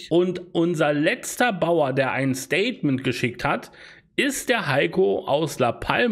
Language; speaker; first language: German; native; German